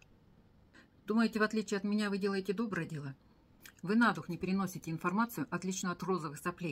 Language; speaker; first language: Russian; native; Russian